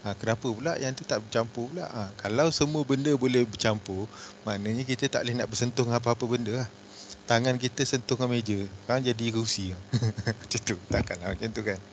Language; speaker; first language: Malay; native; Malay